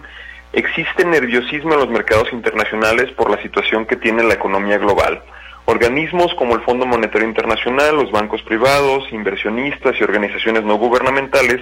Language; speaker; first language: Spanish; native; Spanish